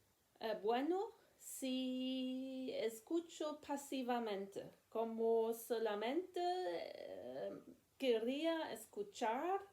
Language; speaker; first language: Spanish; non-native, learner; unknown